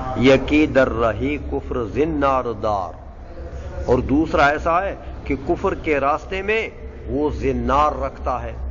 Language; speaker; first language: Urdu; non-native, local second language; Pashto